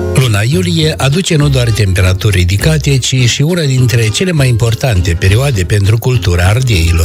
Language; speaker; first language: Romanian; native; Romanian